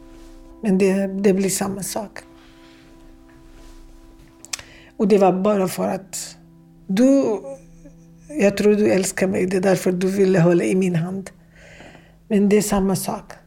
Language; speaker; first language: Swedish; non-native, fluent; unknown